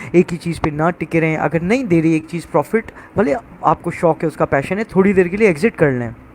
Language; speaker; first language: Urdu; native; Urdu